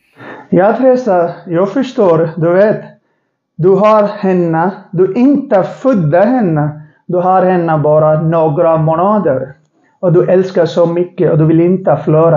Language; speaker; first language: Swedish; non-native, learner; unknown